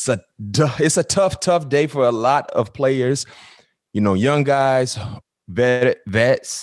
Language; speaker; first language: English; native; English